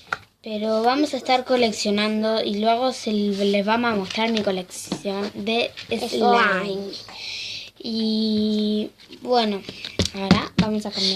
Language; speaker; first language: Spanish; native; Spanish